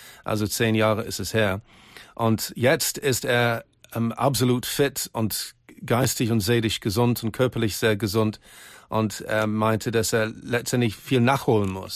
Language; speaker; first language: German; native; German